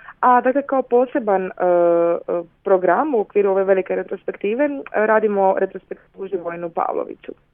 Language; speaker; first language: Serbian; native; Serbian